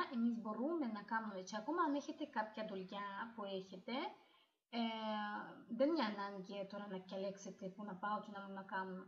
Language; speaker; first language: Greek; non-native, learner; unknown